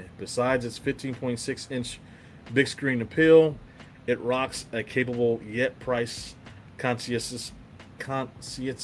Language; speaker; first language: English; native; English